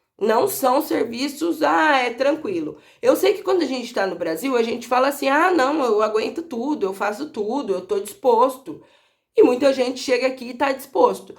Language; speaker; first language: Portuguese; native; Portuguese